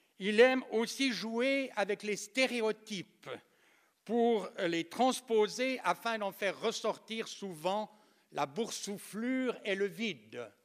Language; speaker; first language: French; native; French